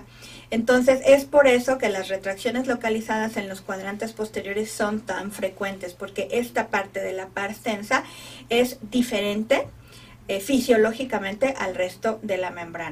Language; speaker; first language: Spanish; native; Spanish